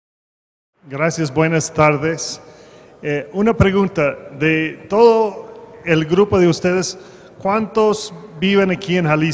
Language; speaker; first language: Spanish; non-native, fluent; English